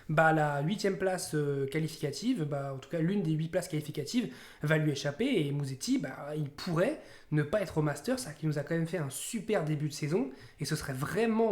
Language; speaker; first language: French; native; French